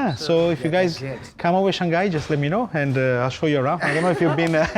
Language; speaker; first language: English; non-native, fluent; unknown